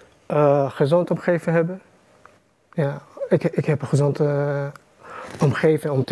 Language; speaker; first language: Dutch; non-native, learner; Arabic